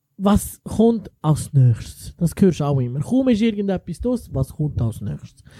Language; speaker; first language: German; early bilingual, other home language; Italian